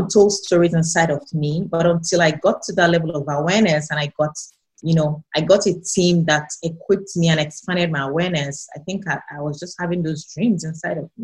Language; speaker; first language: English; non-native, local second language; Yoruba